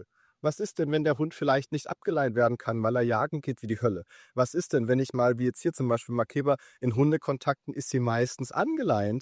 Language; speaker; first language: German; native; German